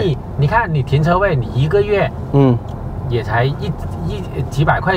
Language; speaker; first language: Chinese; native; Chinese